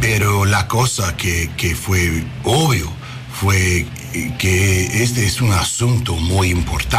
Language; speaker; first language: Spanish; non-native, learner; English